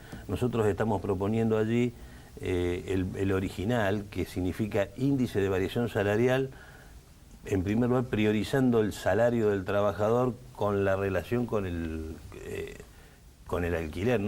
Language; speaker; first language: Spanish; native; Spanish